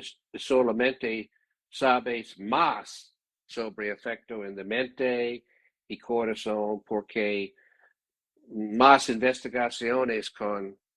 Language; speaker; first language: Spanish; non-native, learner; English